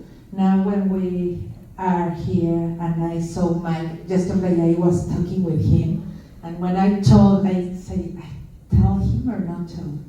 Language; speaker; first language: English; non-native, learner; Spanish